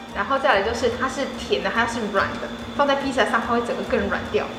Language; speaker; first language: Chinese; native; Chinese